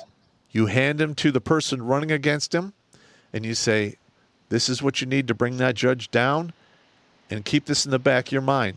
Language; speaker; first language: English; native; English